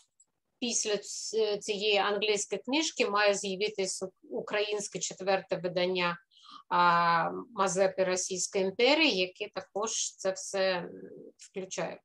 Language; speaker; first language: Ukrainian; non-native, fluent; Russian